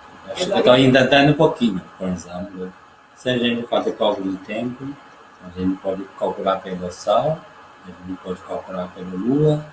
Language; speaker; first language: Portuguese; non-native, learner; Chinese